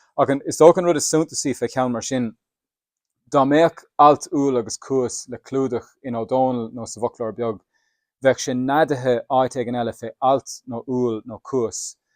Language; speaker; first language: Irish; native; Irish